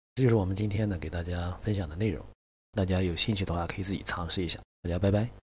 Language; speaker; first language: Chinese; native; Chinese